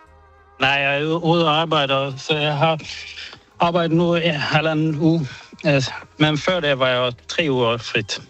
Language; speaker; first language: Danish; early bilingual, heritage; Danish